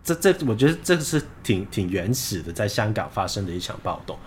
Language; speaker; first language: Chinese; non-native, local second language; Cantonese